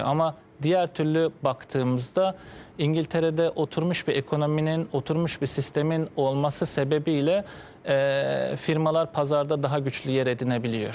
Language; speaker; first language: Turkish; native; Turkish